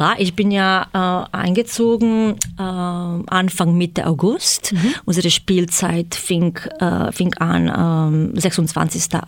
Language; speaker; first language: German; non-native, fluent; Croatian